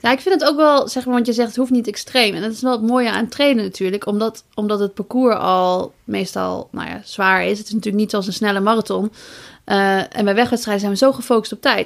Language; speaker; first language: Dutch; native; Dutch